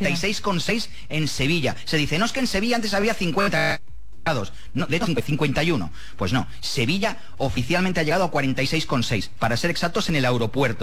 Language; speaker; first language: Spanish; native; Spanish